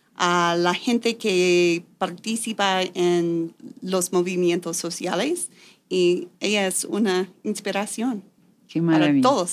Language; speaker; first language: Spanish; non-native, fluent; English